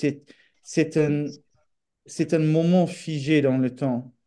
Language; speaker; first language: French; non-native, fluent; English